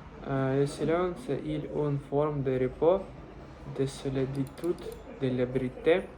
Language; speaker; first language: French; non-native, learner; Russian